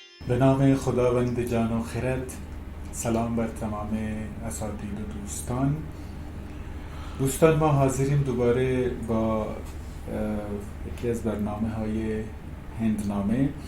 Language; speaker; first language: Persian; non-native, fluent; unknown